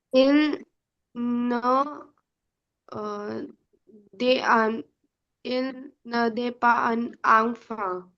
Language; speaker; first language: French; non-native, learner; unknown